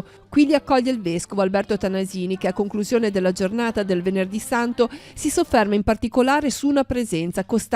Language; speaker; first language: Italian; native; Italian